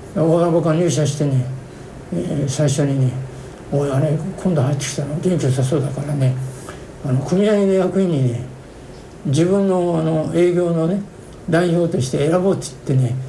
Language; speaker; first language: Japanese; native; Japanese